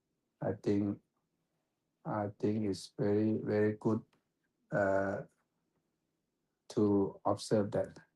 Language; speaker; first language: English; non-native, fluent; Thai